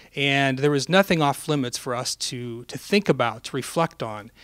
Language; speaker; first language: English; native; English